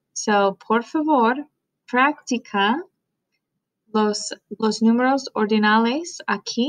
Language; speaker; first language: Spanish; non-native, fluent; English